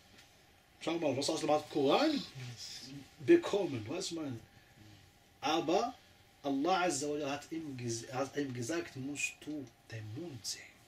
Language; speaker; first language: German; non-native, fluent; Arabic